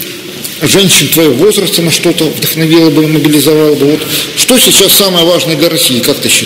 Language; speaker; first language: Russian; native; Russian